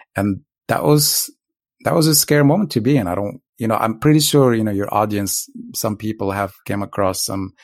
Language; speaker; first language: English; non-native, fluent; Arabic